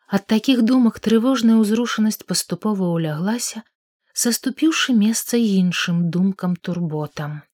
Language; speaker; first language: Belarusian; native; Belarusian